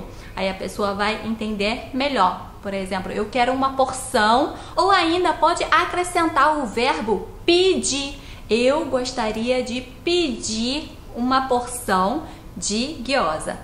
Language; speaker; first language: Portuguese; non-native, fluent; Chinese